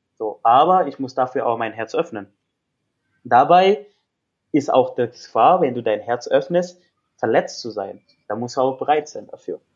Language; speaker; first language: German; non-native, fluent; Indonesian